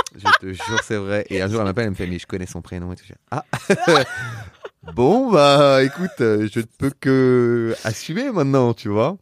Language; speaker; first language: French; native; French